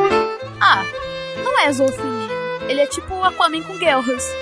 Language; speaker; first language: Portuguese; native; Portuguese